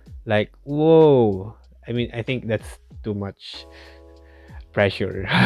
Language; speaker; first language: English; non-native, local second language; Filipino